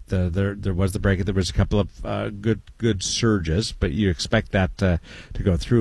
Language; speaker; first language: English; native; English